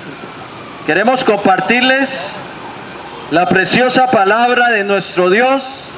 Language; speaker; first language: Spanish; native; Spanish